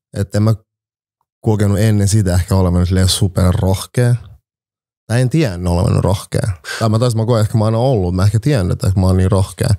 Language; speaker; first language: Finnish; early bilingual, other home language; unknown